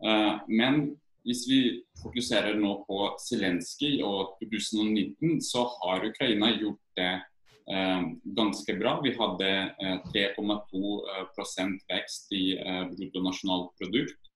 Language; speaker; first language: Norwegian; non-native, fluent; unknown